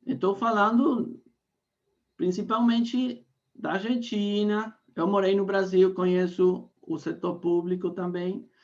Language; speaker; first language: Portuguese; non-native, fluent; Spanish